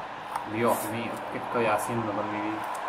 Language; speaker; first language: Spanish; native; Spanish